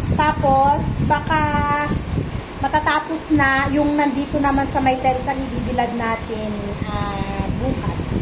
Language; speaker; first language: Filipino; native; Filipino